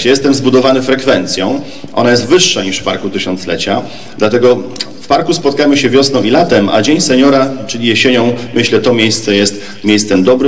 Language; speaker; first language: Polish; native; Polish